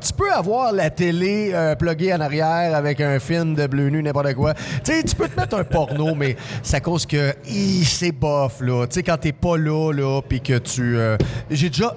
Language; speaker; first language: French; native; French